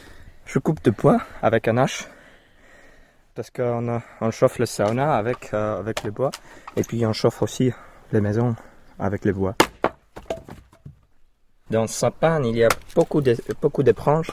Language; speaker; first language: French; non-native, learner; Finnish